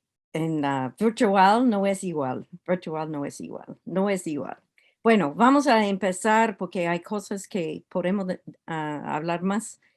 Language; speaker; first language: Spanish; non-native, learner; English